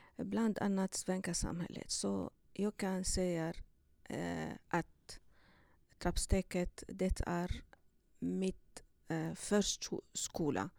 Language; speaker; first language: Swedish; non-native, learner; Arabic